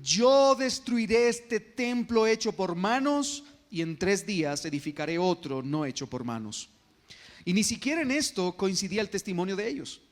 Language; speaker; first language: Spanish; native; Spanish